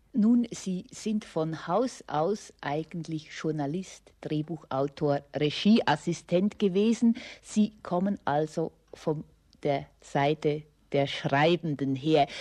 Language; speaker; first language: German; native; German